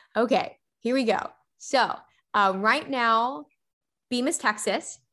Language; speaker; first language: English; native; English